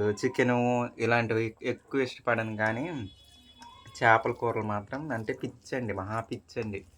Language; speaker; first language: Telugu; non-native, local second language; Koya